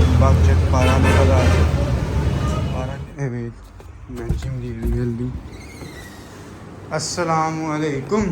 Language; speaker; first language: Turkish; non-native, learner; Urdu